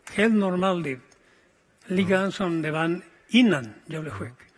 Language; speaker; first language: Swedish; non-native, fluent; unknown